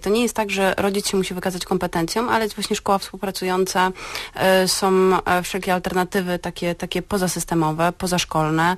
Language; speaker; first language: Polish; native; Polish